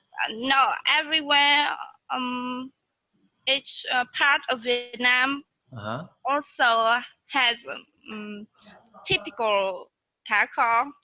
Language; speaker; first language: English; non-native, learner; Vietnamese